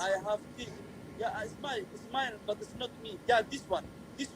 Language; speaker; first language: English; non-native, learner; Somali